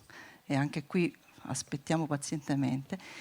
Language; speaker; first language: Italian; native; Italian